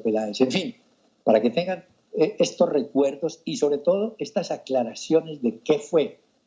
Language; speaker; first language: Spanish; native; Spanish